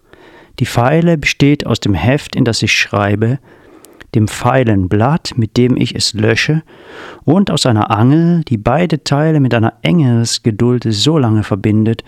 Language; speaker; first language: German; native; German